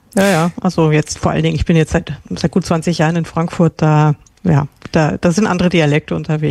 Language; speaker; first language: German; native; German